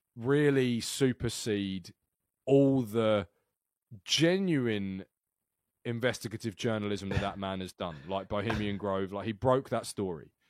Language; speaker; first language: English; native; English